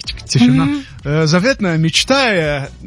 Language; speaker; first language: Russian; non-native, local second language; Tajik